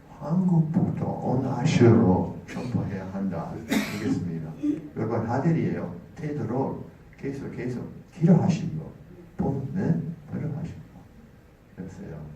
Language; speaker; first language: Korean; non-native, learner; English